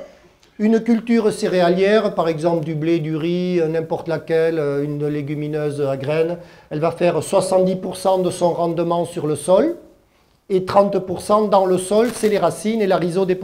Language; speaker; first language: French; early bilingual, other home language; German